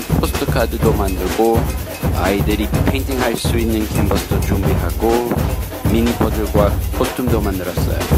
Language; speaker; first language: Korean; non-native, fluent; English